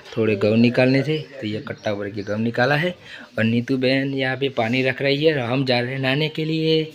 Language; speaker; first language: Hindi; non-native, local second language; Gujarati